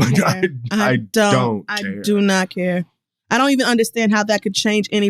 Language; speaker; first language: English; native; English